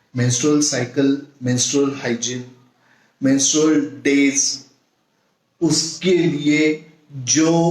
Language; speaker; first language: Hindi; non-native, local second language; Marathi